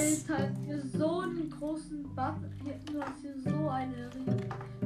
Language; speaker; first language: German; native; German